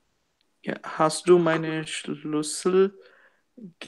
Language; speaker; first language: German; non-native, learner; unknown